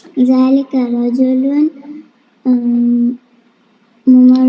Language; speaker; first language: Arabic; non-native, learner; Malayalam